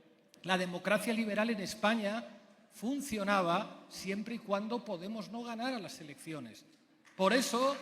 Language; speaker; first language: Spanish; native; Spanish